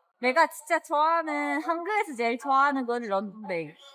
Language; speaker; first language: Korean; non-native, learner; Japanese